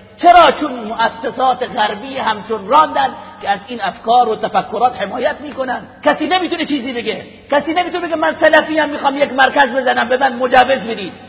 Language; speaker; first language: Persian; native; Persian